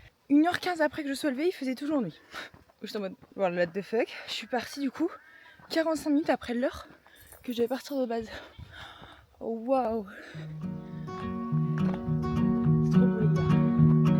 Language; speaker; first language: French; native; French